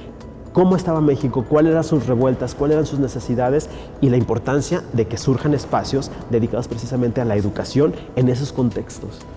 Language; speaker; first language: Spanish; native; Spanish